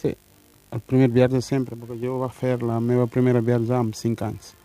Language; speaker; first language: Catalan; early bilingual, other home language; Wolof